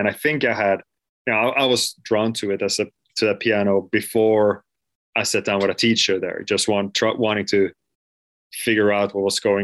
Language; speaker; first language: English; non-native, fluent; Swedish